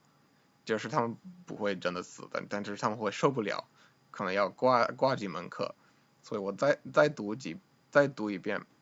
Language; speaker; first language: Chinese; non-native, fluent; English